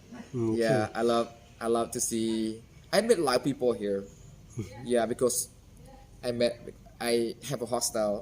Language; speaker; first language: English; non-native, fluent; Khmer